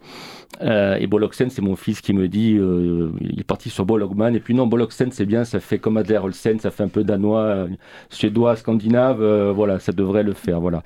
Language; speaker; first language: French; native; French